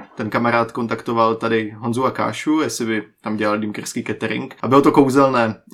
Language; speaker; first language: Czech; native; Czech